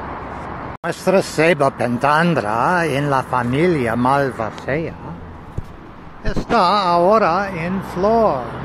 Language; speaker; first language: Spanish; non-native, learner; English